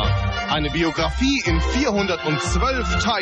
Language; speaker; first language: German; native; German